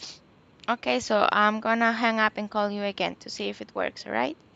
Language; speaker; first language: English; non-native, local second language; Spanish